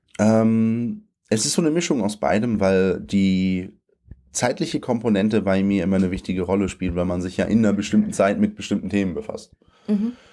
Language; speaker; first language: German; native; German